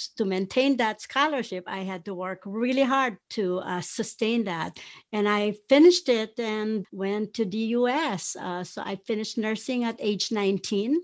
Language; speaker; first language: English; non-native, local second language; Pampanga